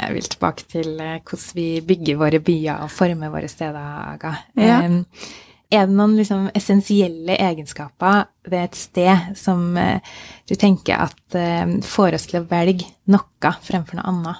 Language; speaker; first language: Norwegian; native; Norwegian